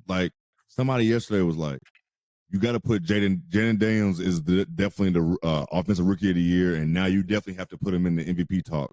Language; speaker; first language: English; native; English